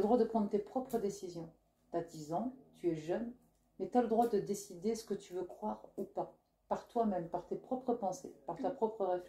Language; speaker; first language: French; native; French